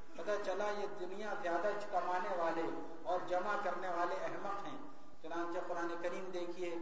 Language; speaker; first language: Urdu; native; Urdu